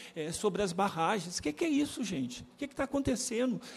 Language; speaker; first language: Portuguese; native; Portuguese